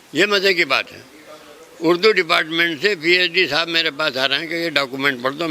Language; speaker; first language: Urdu; native; Urdu